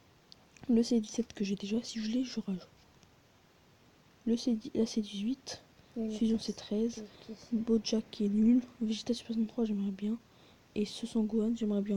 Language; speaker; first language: French; native; French